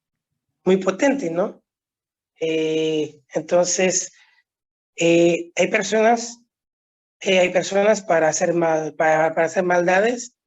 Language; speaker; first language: Spanish; non-native, local second language; Haitian Creole